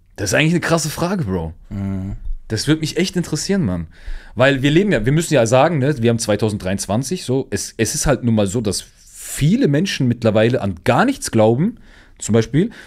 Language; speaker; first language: German; early bilingual, other home language; Turkish